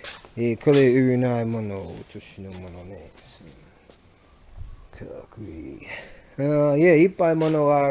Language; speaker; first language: Japanese; non-native, learner; English